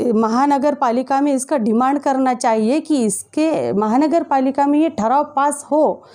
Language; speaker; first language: Hindi; native; Hindi